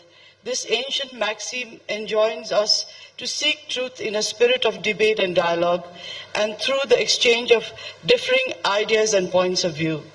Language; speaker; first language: English; non-native, fluent; Nepali